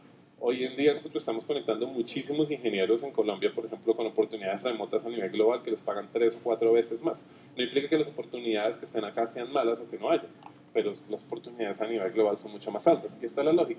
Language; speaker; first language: Spanish; native; Spanish